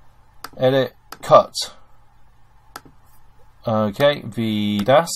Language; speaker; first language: German; non-native, fluent; English